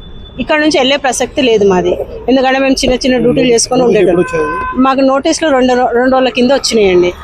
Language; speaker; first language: Telugu; native; Telugu